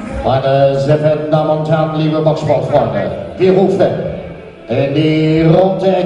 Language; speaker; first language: German; native; German